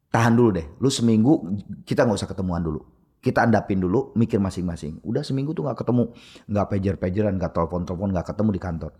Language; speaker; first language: Indonesian; native; Indonesian